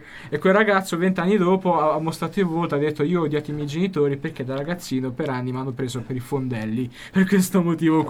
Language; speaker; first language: Italian; native; Italian